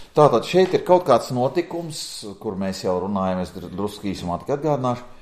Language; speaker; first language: Latvian; native; Latvian